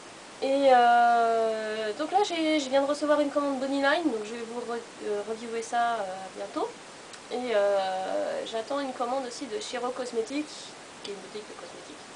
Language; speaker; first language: French; native; French